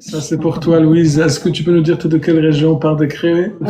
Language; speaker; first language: French; native; French